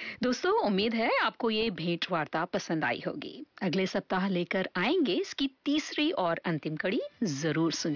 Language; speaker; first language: Hindi; native; Hindi